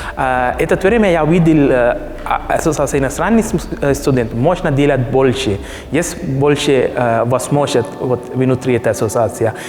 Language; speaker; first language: Russian; non-native, learner; Sinhala